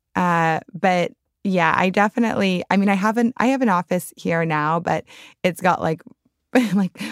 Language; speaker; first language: English; native; English